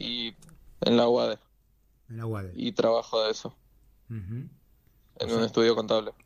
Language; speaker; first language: Spanish; native; Spanish